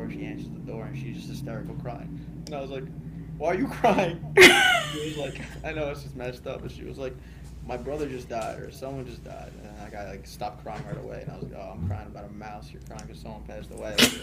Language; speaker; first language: English; native; English